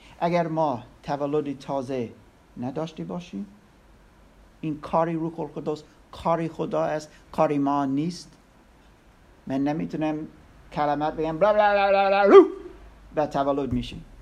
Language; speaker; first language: Persian; non-native, learner; English